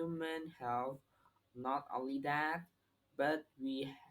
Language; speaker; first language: English; non-native, learner; Vietnamese